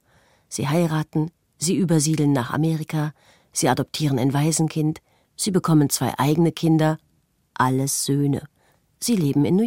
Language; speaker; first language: German; native; German